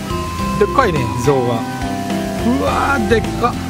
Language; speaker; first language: Japanese; non-native, fluent; Balinese